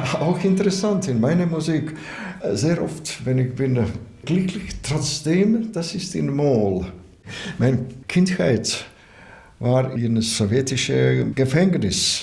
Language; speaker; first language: German; non-native, learner; Latvian